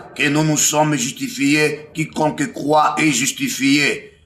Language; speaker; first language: French; non-native, local second language; Swahili